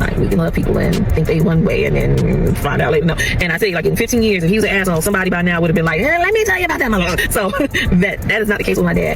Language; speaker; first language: English; native; English